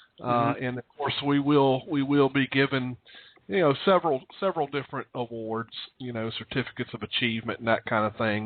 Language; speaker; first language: English; native; English